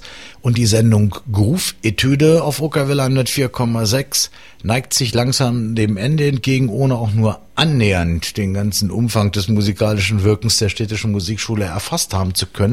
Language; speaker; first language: German; native; German